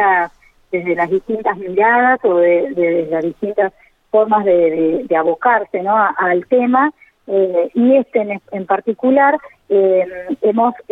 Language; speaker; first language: Spanish; native; Spanish